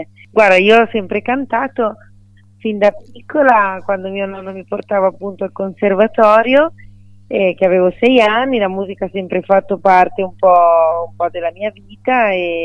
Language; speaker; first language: Italian; native; Italian